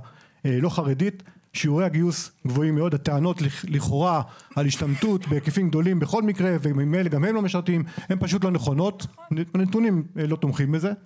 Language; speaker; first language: Hebrew; native; Hebrew